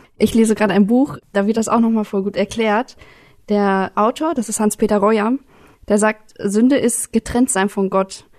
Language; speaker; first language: German; native; German